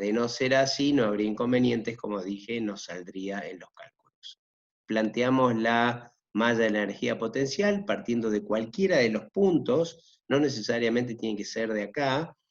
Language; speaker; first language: Spanish; native; Spanish